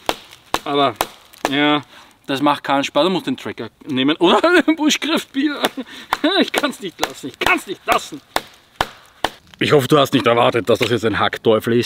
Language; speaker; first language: German; native; German